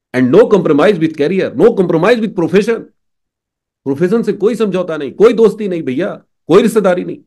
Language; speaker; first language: Hindi; native; Hindi